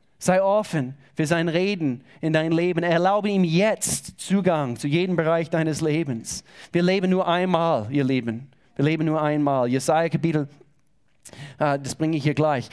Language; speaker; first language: German; non-native, fluent; English